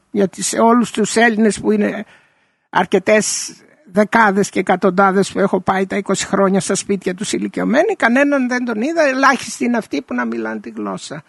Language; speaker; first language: Greek; early bilingual, heritage; Greek